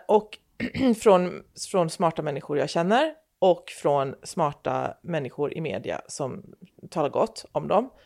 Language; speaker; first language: Swedish; native; Swedish